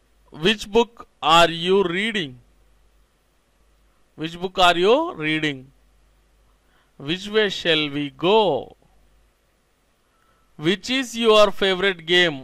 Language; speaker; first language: English; non-native, local second language; Telugu